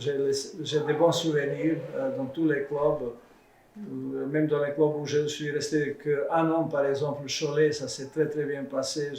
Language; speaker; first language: French; non-native, fluent; Serbian